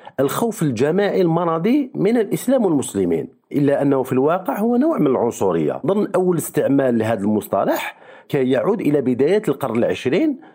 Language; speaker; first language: Arabic; native; Arabic